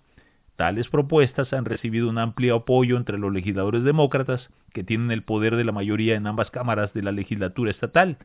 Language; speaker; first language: Spanish; native; Spanish